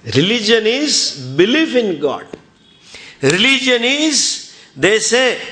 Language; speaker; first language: English; non-native, local second language; Gujarati